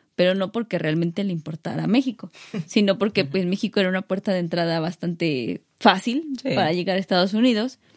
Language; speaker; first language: Spanish; native; Spanish